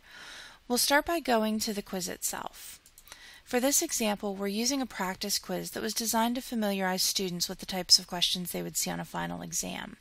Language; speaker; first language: English; native; English